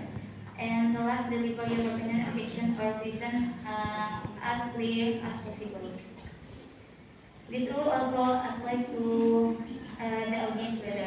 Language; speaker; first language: English; non-native, learner; Indonesian